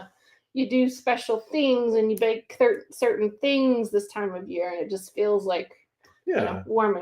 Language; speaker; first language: English; native; English